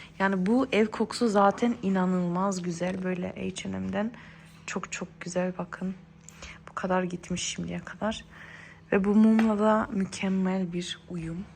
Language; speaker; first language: Turkish; early bilingual, heritage; Turkish